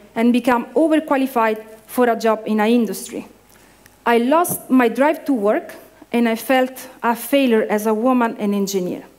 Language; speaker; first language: English; non-native, fluent; Italian